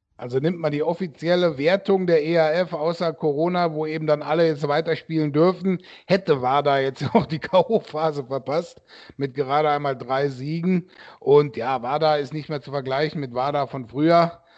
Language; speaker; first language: German; native; German